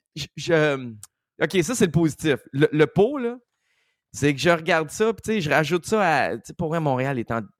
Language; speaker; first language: French; native; French